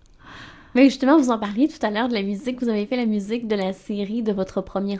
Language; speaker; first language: French; native; French